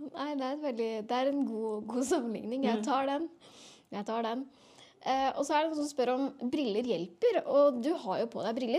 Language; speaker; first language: Norwegian; native; Norwegian